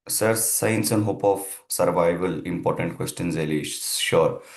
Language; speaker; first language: English; non-native, local second language; Kannada